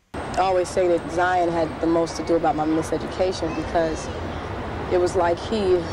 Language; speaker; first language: English; native; English